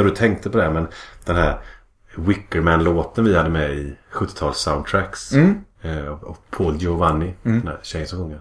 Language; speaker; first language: Swedish; native; Swedish